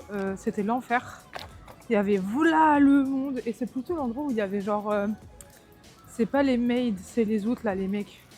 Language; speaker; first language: French; native; French